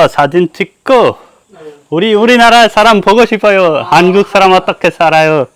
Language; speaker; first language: Korean; non-native, learner; Bangla